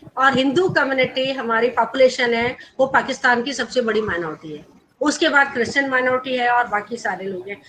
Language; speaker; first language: Urdu; non-native, local second language; Gujarati